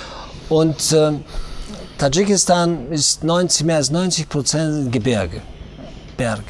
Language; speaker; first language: German; non-native, fluent; Tajik